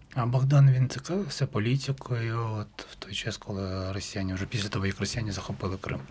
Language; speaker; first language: Ukrainian; non-native, local second language; Crimean Tatar